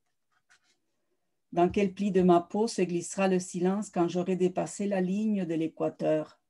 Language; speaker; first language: French; early bilingual, other home language; Spanish